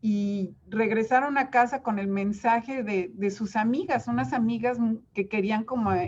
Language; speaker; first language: Spanish; native; Spanish